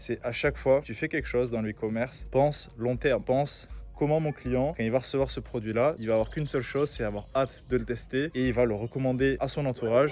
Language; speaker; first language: French; native; French